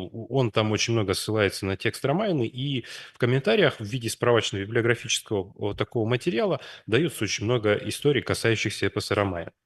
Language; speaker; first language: Russian; native; Russian